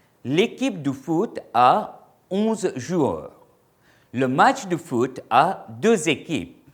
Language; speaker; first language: French; non-native, fluent; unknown